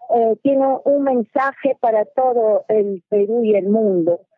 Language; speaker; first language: Spanish; native; Spanish